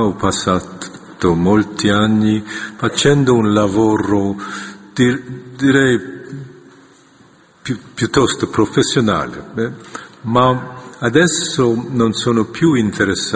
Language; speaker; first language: Italian; non-native, fluent; Korean